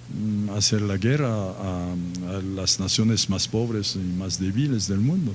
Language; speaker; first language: Spanish; non-native, fluent; French